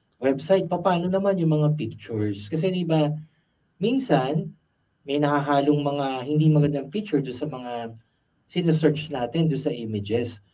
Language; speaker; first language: Filipino; native; Filipino